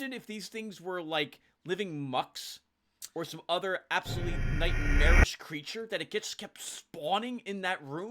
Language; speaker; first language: English; native; English